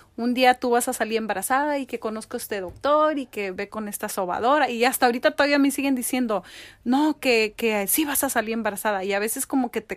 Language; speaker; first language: Spanish; early bilingual, heritage; Spanish